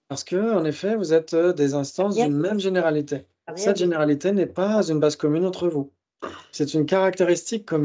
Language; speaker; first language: French; native; French